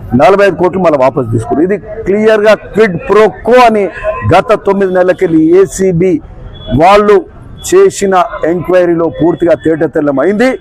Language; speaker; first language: Telugu; native; Telugu